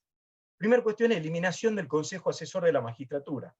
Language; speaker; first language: Spanish; native; Spanish